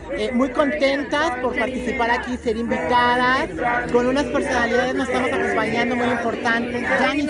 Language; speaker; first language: Spanish; native; Spanish